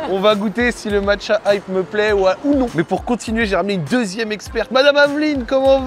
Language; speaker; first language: French; native; French